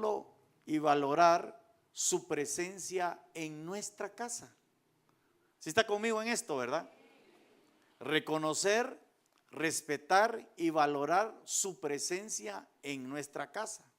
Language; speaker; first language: Spanish; native; Spanish